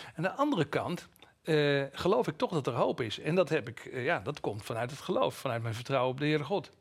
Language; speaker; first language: Dutch; native; Dutch